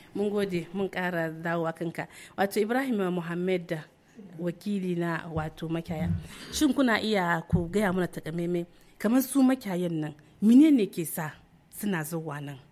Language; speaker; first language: Hausa; native; Hausa